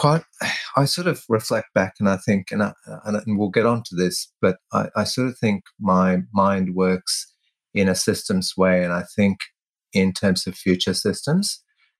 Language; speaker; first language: English; non-native, local second language; Tamil